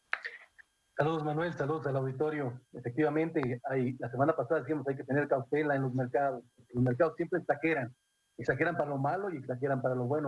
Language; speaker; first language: Spanish; native; Spanish